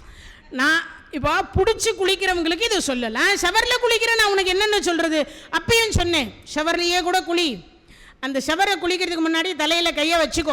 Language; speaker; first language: Tamil; native; Tamil